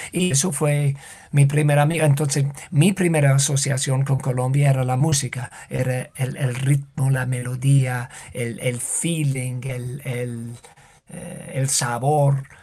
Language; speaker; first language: Spanish; non-native, fluent; English